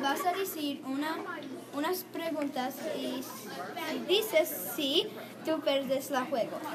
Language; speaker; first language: Spanish; non-native, learner; English